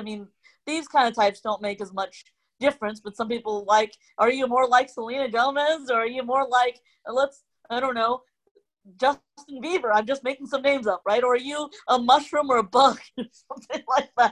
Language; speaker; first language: English; non-native, local second language; Cantonese